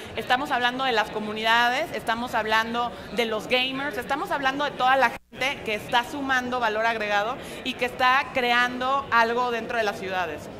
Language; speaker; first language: Spanish; native; Spanish